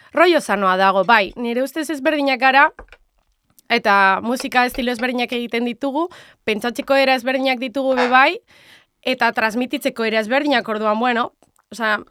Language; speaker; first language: Basque; non-native, local second language; Spanish